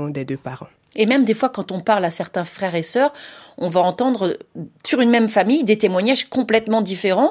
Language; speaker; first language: French; native; French